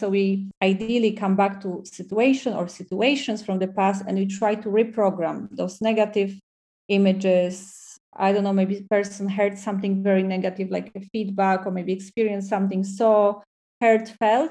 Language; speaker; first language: English; non-native, fluent; Polish